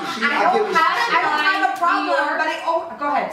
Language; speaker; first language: English; native; English